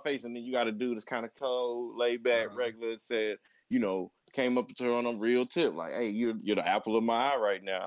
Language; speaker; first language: English; native; English